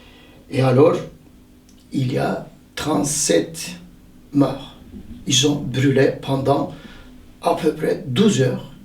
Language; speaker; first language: French; non-native, fluent; Turkish